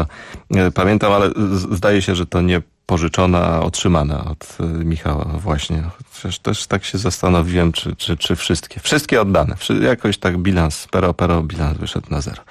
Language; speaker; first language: Polish; native; Polish